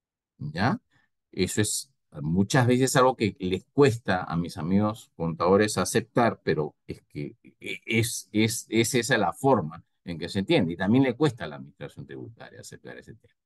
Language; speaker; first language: Spanish; native; Spanish